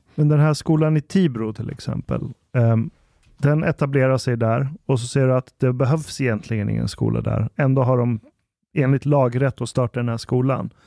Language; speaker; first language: Swedish; early bilingual, other home language; Persian